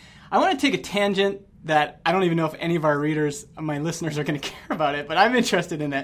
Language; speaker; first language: English; native; English